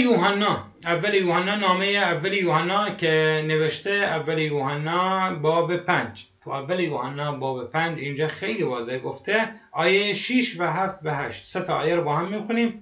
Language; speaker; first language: Persian; non-native, fluent; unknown